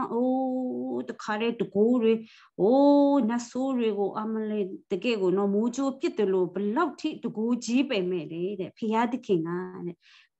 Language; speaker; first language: Burmese; non-native, local second language; Kachin